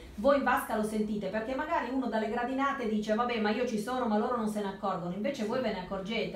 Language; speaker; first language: Italian; native; Italian